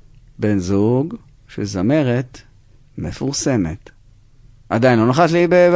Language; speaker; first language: Hebrew; native; Hebrew